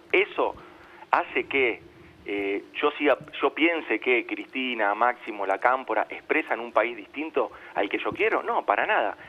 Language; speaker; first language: Spanish; native; Spanish